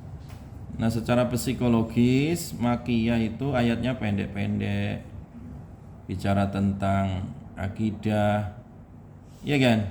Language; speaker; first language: Indonesian; native; Indonesian